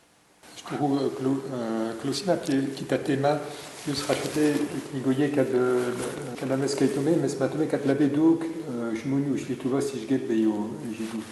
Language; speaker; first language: Lithuanian; non-native, learner; French